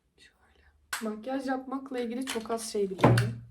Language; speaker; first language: Turkish; native; Turkish